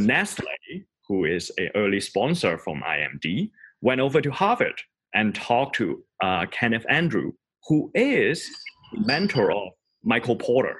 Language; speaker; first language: English; non-native, local second language; Cantonese